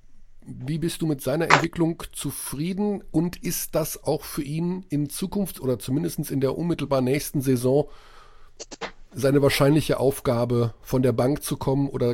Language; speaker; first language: German; native; German